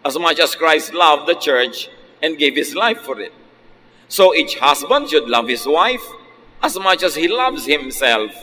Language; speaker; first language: English; non-native, local second language; Filipino